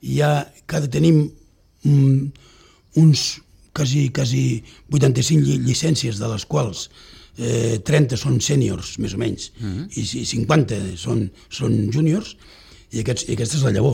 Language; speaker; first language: Catalan; native; Catalan